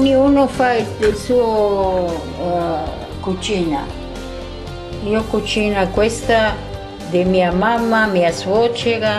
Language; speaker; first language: Italian; non-native, learner; Arabic